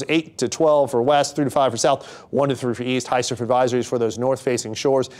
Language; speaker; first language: English; native; English